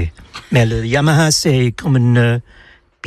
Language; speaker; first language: French; non-native, learner; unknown